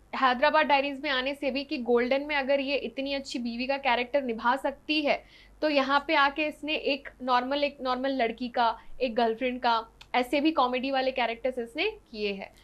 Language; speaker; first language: Hindi; non-native, local second language; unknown